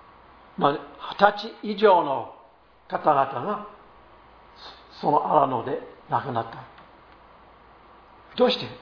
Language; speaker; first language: Japanese; non-native, fluent; English